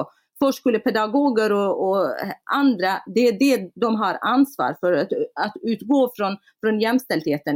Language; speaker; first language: Swedish; non-native, fluent; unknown